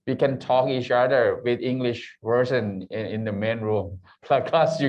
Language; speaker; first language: English; non-native, learner; Thai